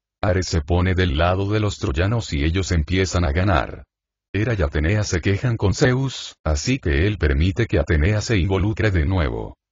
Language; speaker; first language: Spanish; native; Spanish